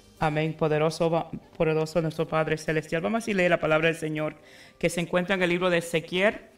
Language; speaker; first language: Spanish; early bilingual, heritage; Spanish